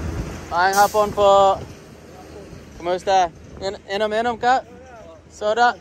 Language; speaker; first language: Cebuano; non-native, learner; English